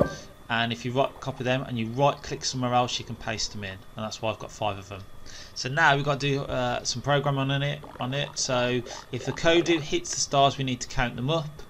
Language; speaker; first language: English; native; English